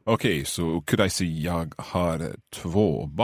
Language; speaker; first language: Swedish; non-native, learner; English